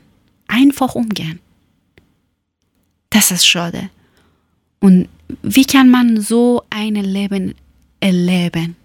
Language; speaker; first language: German; non-native, learner; Persian